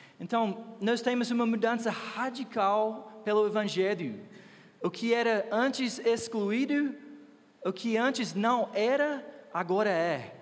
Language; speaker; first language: Portuguese; non-native, fluent; English